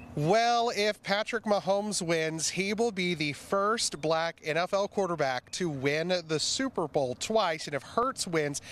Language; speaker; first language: English; native; English